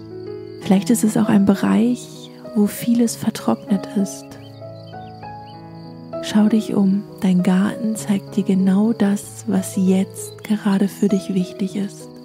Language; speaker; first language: German; native; German